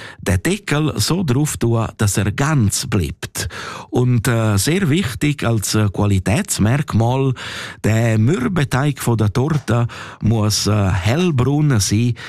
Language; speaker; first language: German; non-native, local second language; Romansh